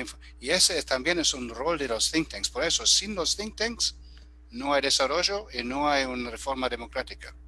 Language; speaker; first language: Spanish; non-native, fluent; German